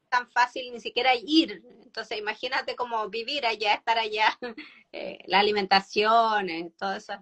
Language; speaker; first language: Spanish; native; Spanish